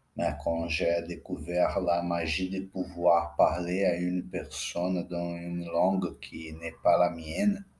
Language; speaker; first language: French; non-native, fluent; Portuguese